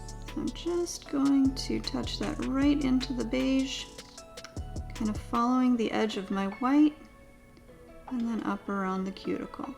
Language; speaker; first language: English; native; English